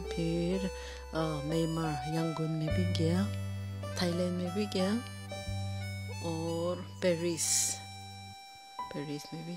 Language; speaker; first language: Hindi; non-native, local second language; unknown